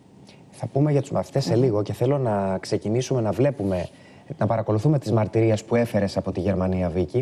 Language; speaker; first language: Greek; native; Greek